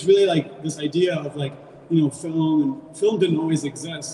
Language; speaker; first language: English; non-native, fluent; German